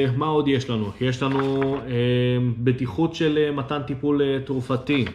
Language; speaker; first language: Hebrew; native; Hebrew